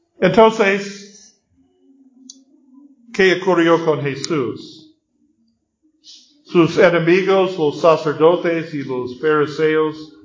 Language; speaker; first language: Spanish; non-native, learner; English